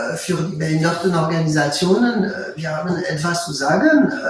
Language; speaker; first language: German; non-native, local second language; French